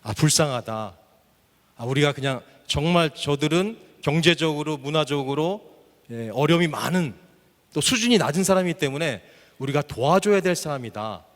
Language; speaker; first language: Korean; native; Korean